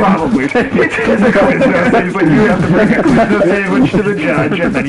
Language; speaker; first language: English; native; English